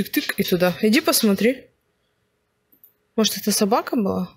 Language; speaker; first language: Russian; native; Russian